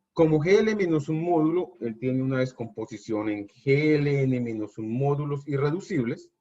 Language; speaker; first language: Spanish; native; Spanish